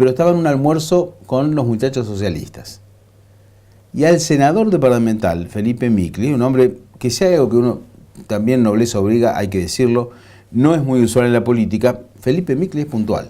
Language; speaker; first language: Spanish; native; Spanish